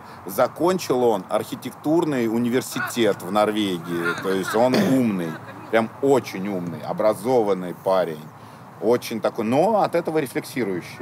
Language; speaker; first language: Russian; native; Russian